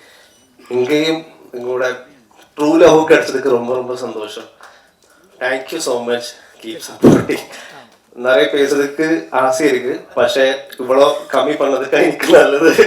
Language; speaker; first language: Tamil; non-native, learner; Malayalam